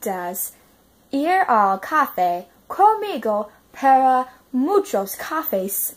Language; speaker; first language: Spanish; non-native, learner; English